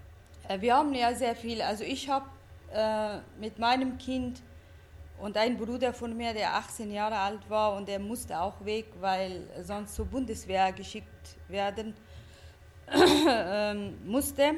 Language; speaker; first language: German; non-native, fluent; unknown